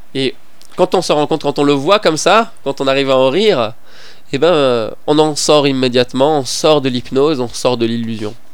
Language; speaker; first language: French; non-native, fluent; Persian